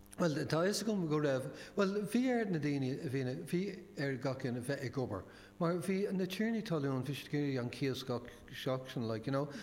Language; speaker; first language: Irish; non-native, local second language; English